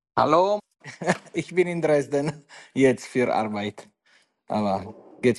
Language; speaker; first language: German; non-native, learner; Italian